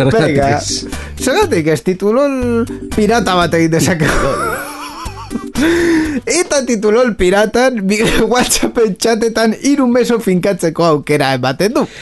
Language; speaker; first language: Basque; non-native, local second language; Spanish